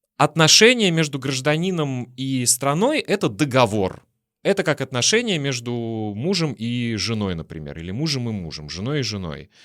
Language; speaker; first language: Russian; native; Russian